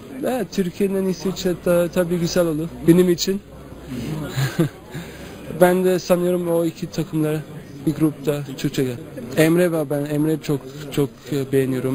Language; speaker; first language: Turkish; early bilingual, heritage; Turkish